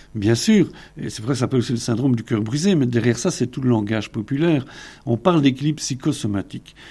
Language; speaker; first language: French; native; French